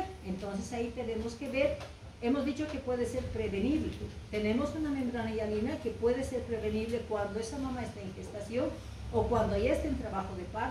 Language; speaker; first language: Spanish; native; Spanish